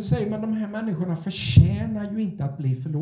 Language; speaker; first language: Swedish; non-native, fluent; English